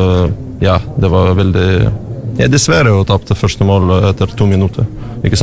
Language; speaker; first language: Norwegian; non-native, learner; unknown